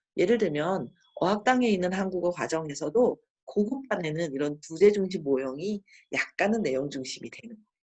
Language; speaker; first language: Korean; native; Korean